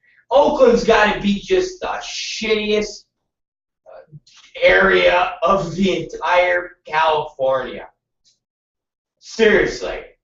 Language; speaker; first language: English; native; English